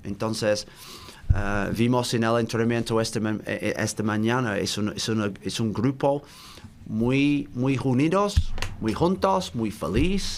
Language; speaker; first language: Spanish; non-native, learner; English